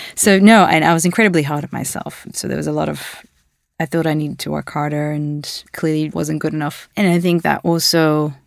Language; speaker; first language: English; early bilingual, other home language; Russian